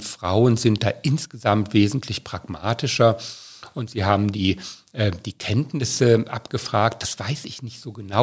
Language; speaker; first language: German; native; German